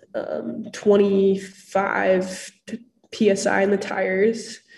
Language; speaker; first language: English; native; English